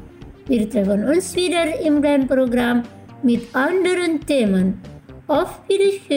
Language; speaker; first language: German; non-native, fluent; Indonesian